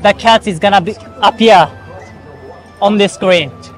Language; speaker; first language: English; non-native, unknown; Japanese